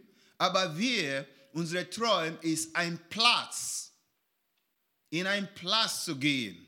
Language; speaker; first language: German; non-native, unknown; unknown